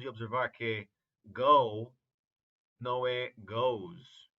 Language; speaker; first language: Portuguese; non-native, fluent; English